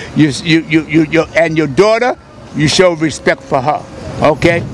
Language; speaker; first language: English; native; English